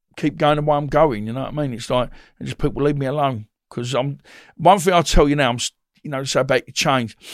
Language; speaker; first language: English; native; English